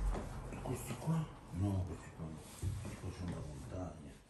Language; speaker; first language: Italian; native; Italian